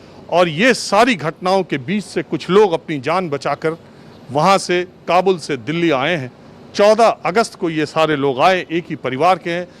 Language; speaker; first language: Hindi; native; Hindi